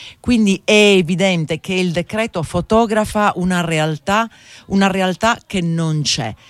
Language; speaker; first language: Italian; native; Italian